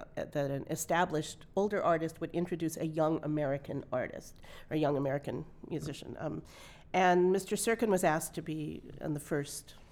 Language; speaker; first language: English; native; English